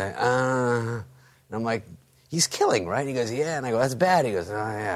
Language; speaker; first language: English; native; English